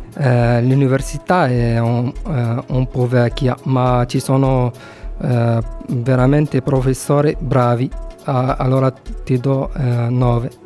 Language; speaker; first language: Italian; non-native, fluent; Arabic